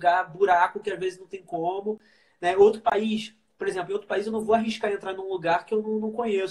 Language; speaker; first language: Portuguese; native; Portuguese